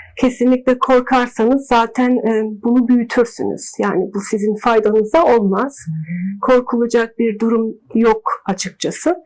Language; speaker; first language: Turkish; early bilingual, heritage; Turkish